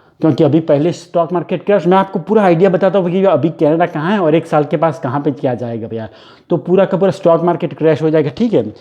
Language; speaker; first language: Hindi; non-native, local second language; Gujarati